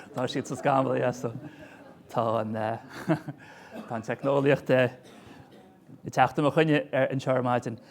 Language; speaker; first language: Irish; native; Irish